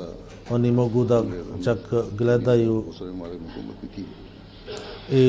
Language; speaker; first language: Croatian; non-native, fluent; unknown